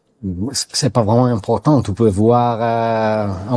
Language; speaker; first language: French; non-native, learner; Italian